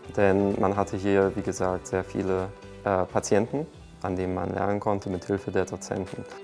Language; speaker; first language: German; early bilingual, other home language; Hungarian